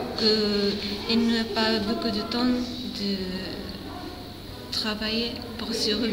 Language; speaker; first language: French; non-native, fluent; Japanese